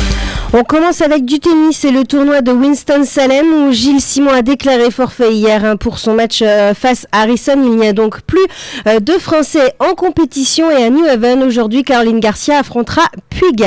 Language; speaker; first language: French; native; French